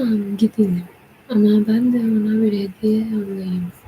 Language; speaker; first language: Turkish; non-native, learner; English